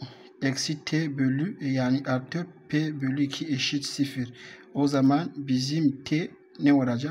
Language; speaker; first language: Turkish; non-native, learner; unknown